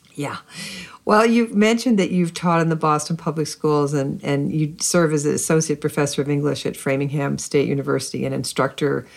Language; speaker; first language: English; native; English